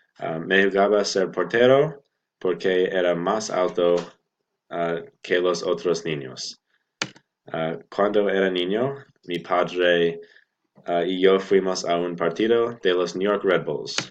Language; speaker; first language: Spanish; non-native, learner; English